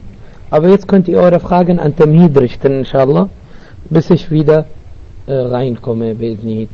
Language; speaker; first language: German; non-native, fluent; Arabic